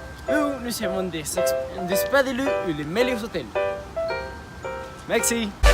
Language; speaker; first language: French; non-native, learner; Spanish